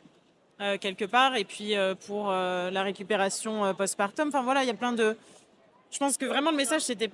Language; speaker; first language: French; native; French